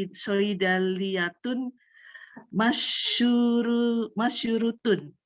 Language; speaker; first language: Arabic; non-native, learner; Indonesian